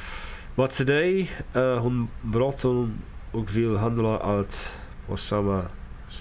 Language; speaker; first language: Swedish; non-native, learner; English